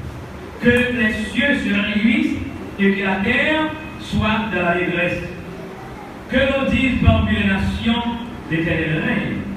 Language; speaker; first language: French; non-native, local second language; Haitian Creole